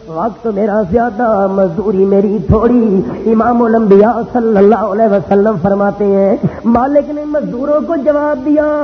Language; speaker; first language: Urdu; non-native, local second language; Punjabi